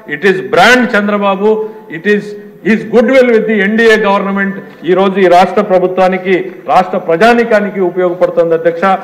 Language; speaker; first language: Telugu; native; Telugu